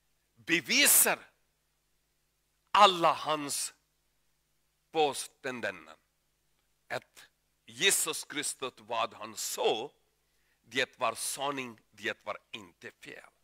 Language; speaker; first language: Swedish; non-native, learner; Urdu